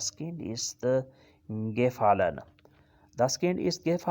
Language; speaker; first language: German; non-native, fluent; Urdu